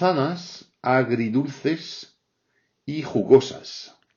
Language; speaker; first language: Spanish; non-native, fluent; French